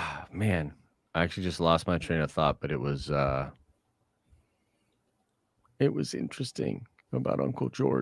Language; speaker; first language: English; native; English